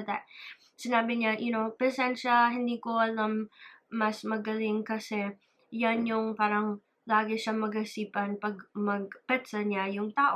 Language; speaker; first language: Filipino; early bilingual, heritage; English